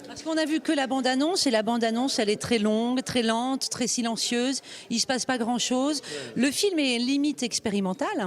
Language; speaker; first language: French; native; French